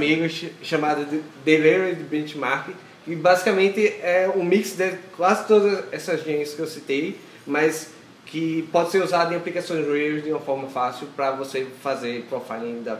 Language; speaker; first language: Portuguese; native; Portuguese